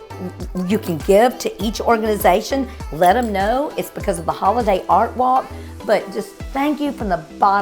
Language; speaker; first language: English; native; English